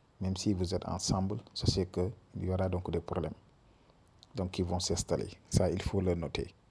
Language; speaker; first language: French; non-native, local second language; Wolof